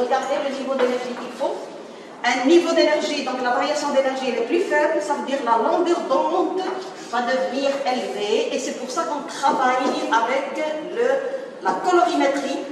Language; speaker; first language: French; non-native, local second language; Arabic